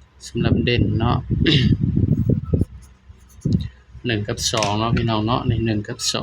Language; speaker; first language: Thai; non-native, local second language; Northeastern Thai